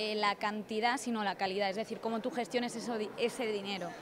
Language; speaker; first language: Spanish; native; Spanish